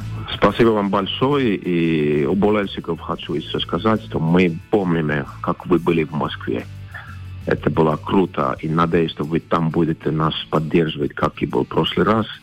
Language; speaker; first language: Russian; non-native, fluent; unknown